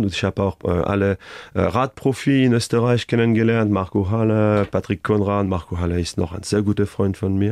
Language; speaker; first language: German; non-native, fluent; French